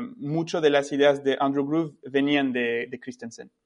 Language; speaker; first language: Spanish; non-native, fluent; French